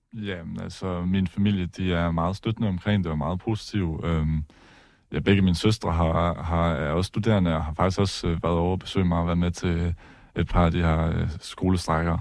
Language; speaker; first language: Danish; native; Danish